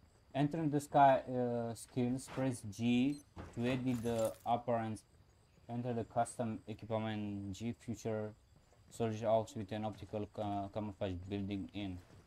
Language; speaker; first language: English; non-native, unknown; Romanian